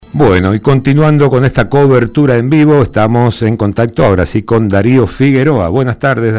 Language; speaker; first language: Spanish; native; Spanish